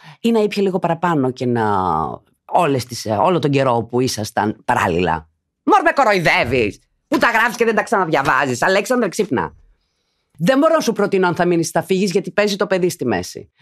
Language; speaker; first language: Greek; native; Greek